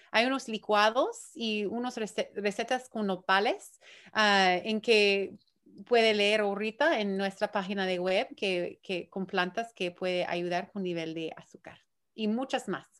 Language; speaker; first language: Spanish; early bilingual, heritage; Spanish